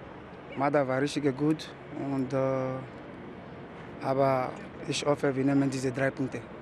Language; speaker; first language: German; non-native, learner; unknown